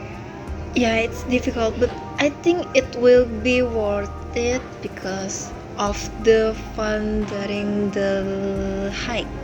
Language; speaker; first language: English; non-native, learner; Indonesian